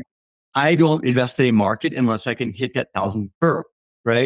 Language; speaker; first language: English; native; English